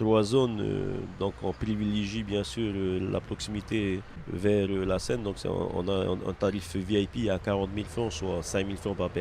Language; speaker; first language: French; native; French